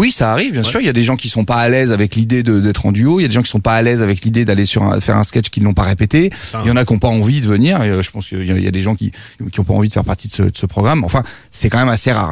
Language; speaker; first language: French; native; French